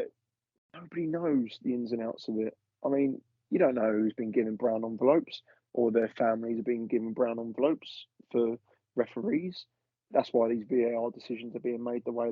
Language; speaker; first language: English; native; English